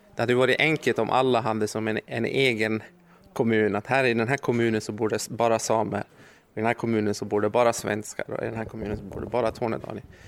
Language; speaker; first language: Swedish; native; Swedish